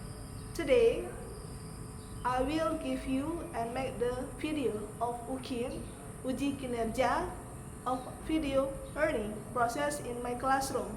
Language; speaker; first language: English; non-native, fluent; Indonesian